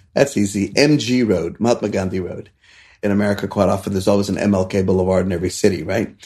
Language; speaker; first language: English; non-native, local second language; Hindi